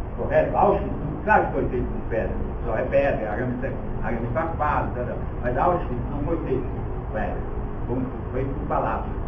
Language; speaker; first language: Portuguese; early bilingual, other home language; Yiddish